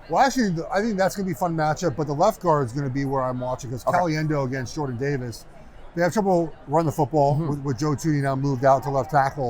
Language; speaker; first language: English; native; English